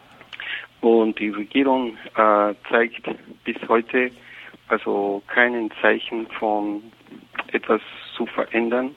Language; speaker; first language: German; non-native, fluent; Spanish